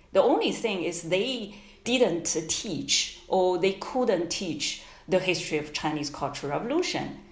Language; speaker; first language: English; non-native, fluent; Chinese